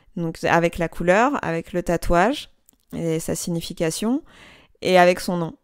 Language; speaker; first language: French; non-native, local second language; Kabyle